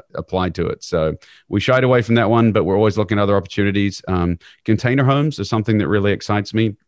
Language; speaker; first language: English; native; English